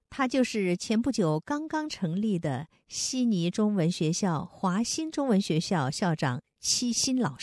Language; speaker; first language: Chinese; native; Chinese